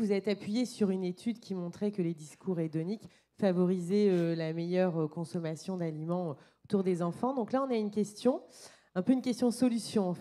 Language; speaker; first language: French; native; French